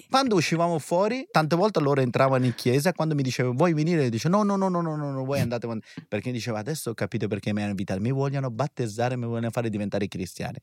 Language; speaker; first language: Italian; non-native, fluent; Persian